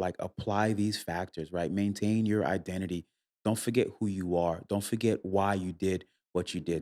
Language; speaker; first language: English; native; English